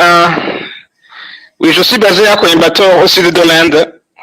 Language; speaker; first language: French; non-native, fluent; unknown